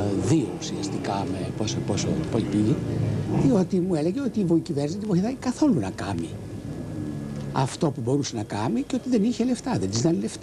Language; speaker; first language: Greek; native; Greek